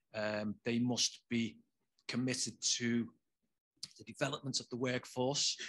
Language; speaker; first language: English; native; English